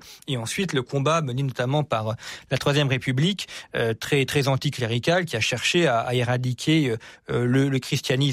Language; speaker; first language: French; native; French